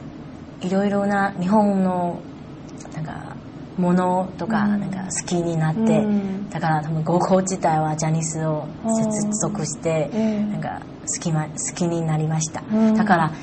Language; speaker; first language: Japanese; non-native, learner; Chinese